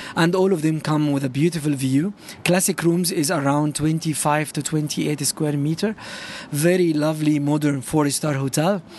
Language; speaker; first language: English; non-native, fluent; Arabic